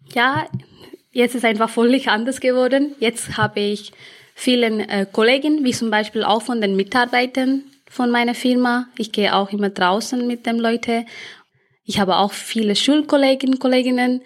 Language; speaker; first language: German; early bilingual, other home language; Tamil